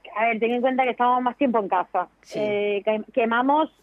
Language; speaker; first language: Spanish; native; Spanish